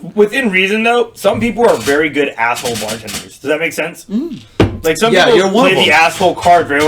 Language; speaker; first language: English; native; English